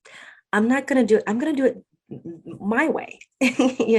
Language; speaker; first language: English; native; English